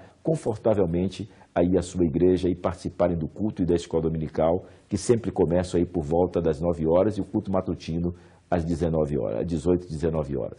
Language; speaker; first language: Portuguese; native; Portuguese